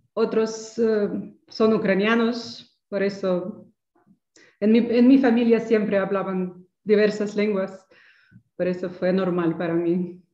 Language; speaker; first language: Spanish; non-native, fluent; Ukrainian